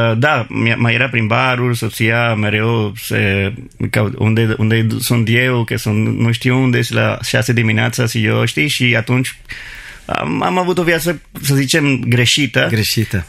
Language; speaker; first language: Romanian; non-native, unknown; Spanish